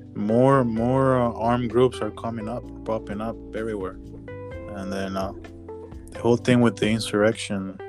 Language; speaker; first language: English; non-native, fluent; Spanish